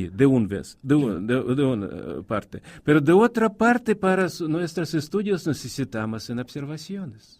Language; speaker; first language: Spanish; non-native, fluent; Russian